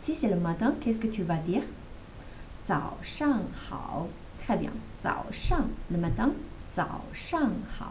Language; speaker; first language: French; non-native, fluent; Chinese